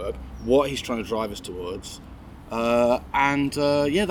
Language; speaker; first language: English; native; English